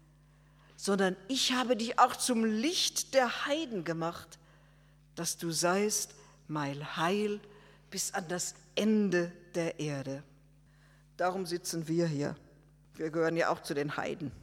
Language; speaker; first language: German; native; German